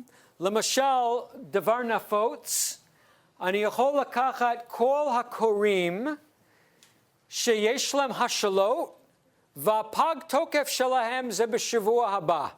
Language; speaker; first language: Hebrew; non-native, fluent; English